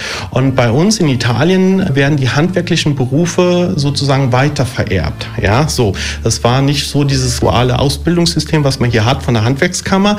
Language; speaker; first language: German; early bilingual, other home language; Italian